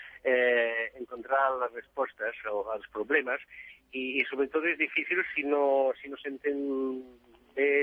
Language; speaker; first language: Catalan; non-native, fluent; Italian